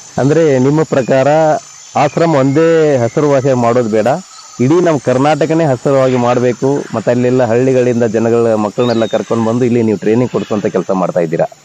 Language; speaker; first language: Kannada; native; Kannada